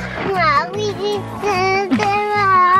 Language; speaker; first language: French; native; French